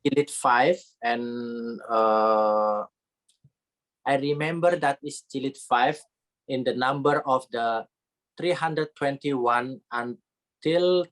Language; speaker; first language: English; non-native, learner; Indonesian